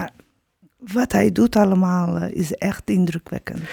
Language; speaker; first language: Dutch; non-native, fluent; Turkish